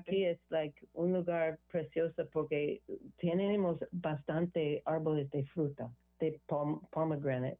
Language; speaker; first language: Spanish; non-native, learner; English